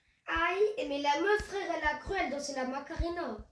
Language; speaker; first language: French; native; French